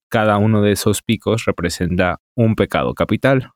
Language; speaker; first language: Spanish; native; Spanish